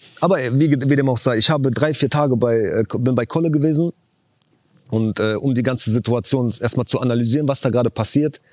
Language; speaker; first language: German; early bilingual, other home language; Chechen